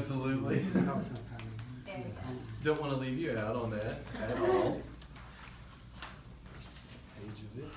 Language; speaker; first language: English; native; English